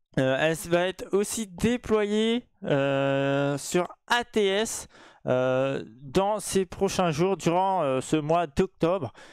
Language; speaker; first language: French; native; French